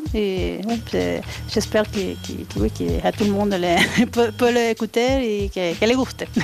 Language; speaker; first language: French; non-native, learner; Spanish